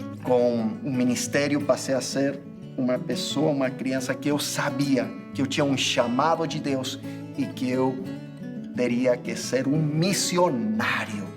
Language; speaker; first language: Portuguese; non-native, fluent; English